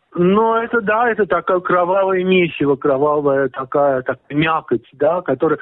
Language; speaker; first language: Russian; native; Russian